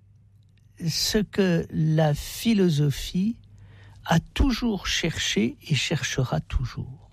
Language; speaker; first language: French; native; French